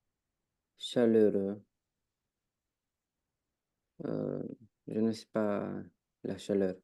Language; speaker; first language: French; non-native, learner; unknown